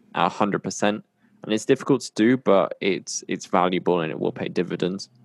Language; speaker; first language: English; native; English